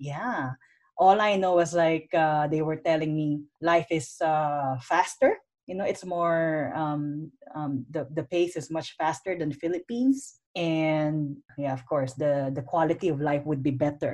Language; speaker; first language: English; non-native, local second language; Filipino